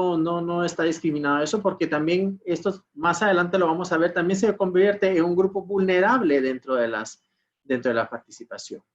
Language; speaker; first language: Spanish; native; Spanish